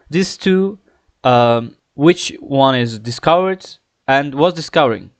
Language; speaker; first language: English; non-native, fluent; Turkish